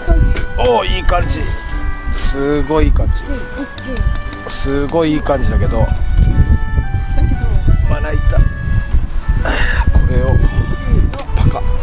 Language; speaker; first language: Japanese; native; Japanese